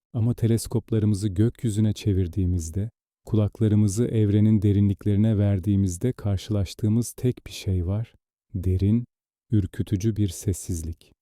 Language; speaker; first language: Turkish; native; Turkish